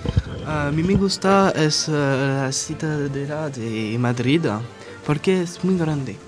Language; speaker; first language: Spanish; non-native, learner; French